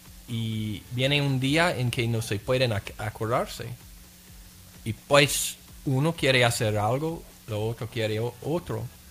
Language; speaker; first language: Spanish; non-native, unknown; English